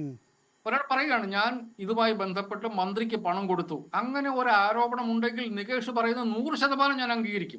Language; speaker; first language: Malayalam; native; Malayalam